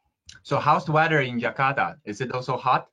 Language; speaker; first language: English; non-native, fluent; Chinese